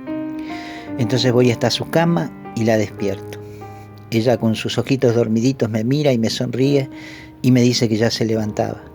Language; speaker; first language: Spanish; native; Spanish